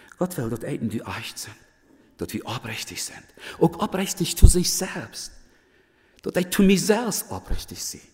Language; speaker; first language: German; early bilingual, other home language; Plautdietsch